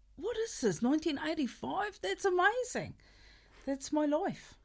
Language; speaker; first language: English; non-native, local second language; Afrikaans